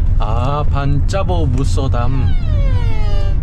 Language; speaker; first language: Thai; non-native, learner; Korean